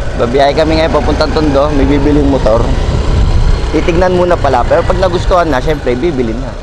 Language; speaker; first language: Filipino; native; Filipino